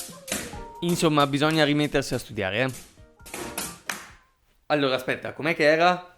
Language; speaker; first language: Italian; native; Italian